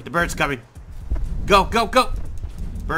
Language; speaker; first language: English; native; English